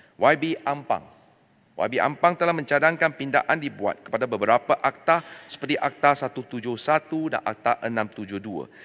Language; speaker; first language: Malay; non-native, local second language; Chinese